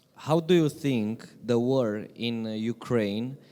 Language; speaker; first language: English; non-native, fluent; Romanian